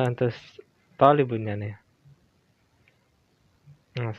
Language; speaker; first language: Arabic; non-native, learner; Indonesian